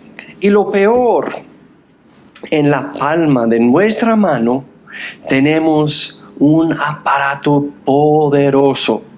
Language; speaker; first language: Spanish; non-native, fluent; English